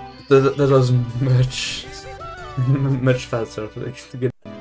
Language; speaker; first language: English; non-native, fluent; French